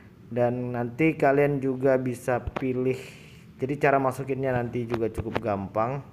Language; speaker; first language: Indonesian; native; Indonesian